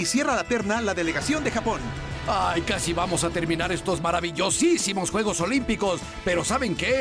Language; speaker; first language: Spanish; native; Spanish